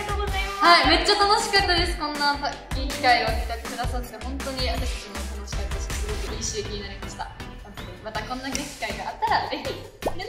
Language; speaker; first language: Japanese; native; Japanese